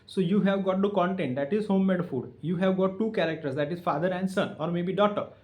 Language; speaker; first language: English; non-native, local second language; Marathi